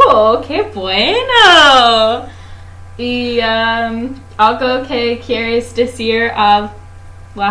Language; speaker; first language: Spanish; non-native, learner; English